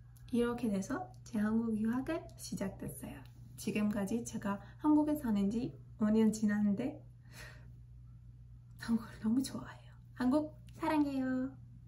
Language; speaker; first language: Korean; non-native, fluent; Persian